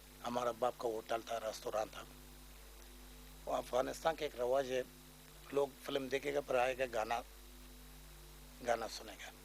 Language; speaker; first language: Hindi; non-native, learner; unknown